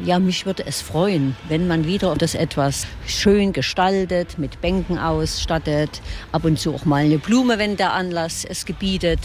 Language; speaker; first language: German; native; German